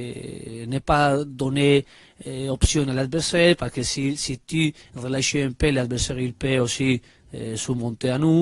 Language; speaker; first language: French; non-native, learner; Spanish